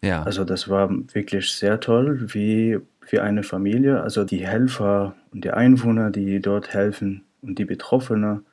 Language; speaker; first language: German; non-native, fluent; Arabic